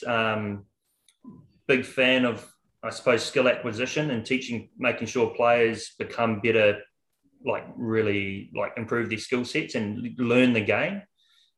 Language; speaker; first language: English; native; English